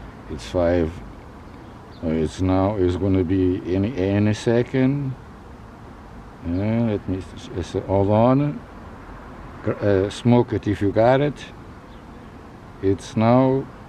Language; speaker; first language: English; non-native, fluent; Portuguese